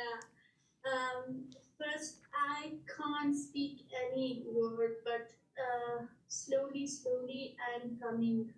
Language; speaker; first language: English; non-native, learner; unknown